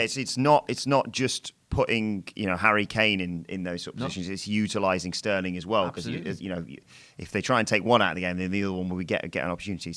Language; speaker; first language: English; native; English